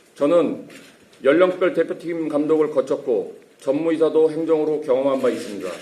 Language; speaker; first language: Korean; native; Korean